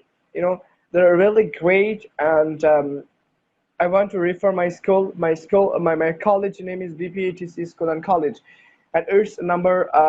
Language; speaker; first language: English; non-native, learner; Bangla